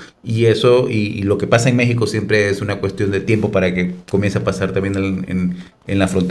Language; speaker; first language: Spanish; native; Spanish